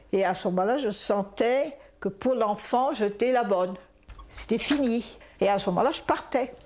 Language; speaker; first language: French; native; French